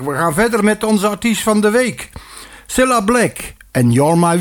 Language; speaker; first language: Dutch; native; Dutch